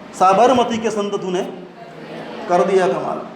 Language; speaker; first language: Hindi; non-native, local second language; Marathi